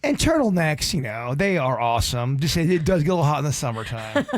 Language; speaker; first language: English; native; English